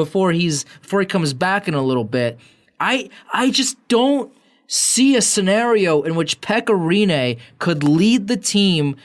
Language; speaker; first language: English; native; English